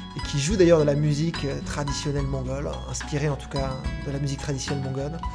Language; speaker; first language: French; native; French